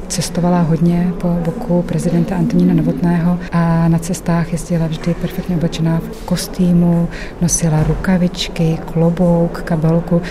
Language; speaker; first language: Czech; native; Czech